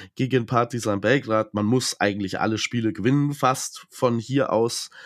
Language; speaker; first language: German; native; German